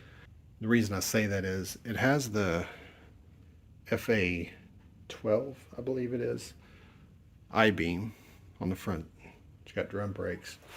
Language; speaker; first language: English; native; English